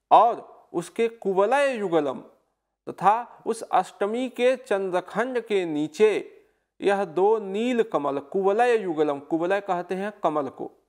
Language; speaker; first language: Hindi; native; Hindi